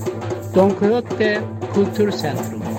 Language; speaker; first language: German; non-native, learner; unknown